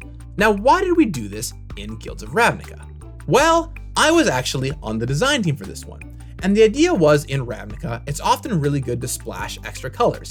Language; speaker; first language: English; native; English